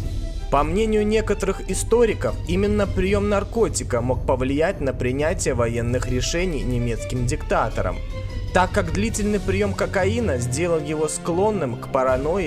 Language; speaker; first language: Russian; native; Russian